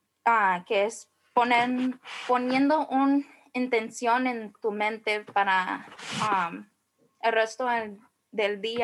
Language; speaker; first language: Spanish; early bilingual, heritage; Spanish